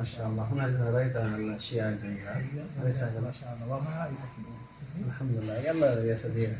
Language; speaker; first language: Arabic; non-native, learner; Urdu